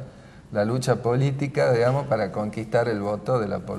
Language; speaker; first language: Spanish; native; Spanish